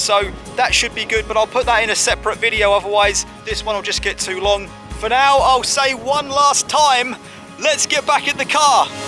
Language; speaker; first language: English; native; English